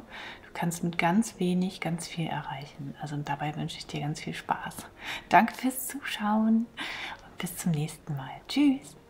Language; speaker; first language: German; native; German